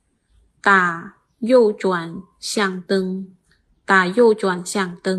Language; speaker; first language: Chinese; non-native, fluent; Khmer